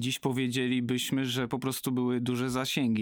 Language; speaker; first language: Polish; native; Polish